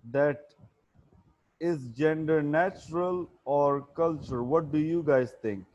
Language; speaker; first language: English; non-native, local second language; Urdu